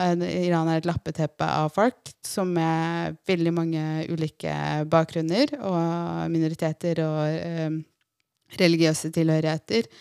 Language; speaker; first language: Norwegian; early bilingual, other home language; Persian